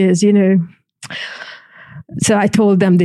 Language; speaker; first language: English; non-native, fluent; Hungarian